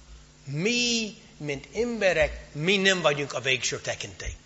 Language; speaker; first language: Hungarian; non-native, fluent; English